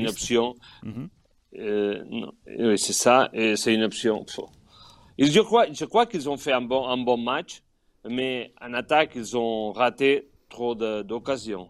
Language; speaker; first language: French; non-native, fluent; Catalan